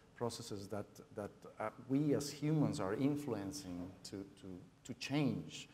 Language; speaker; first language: English; non-native, fluent; Spanish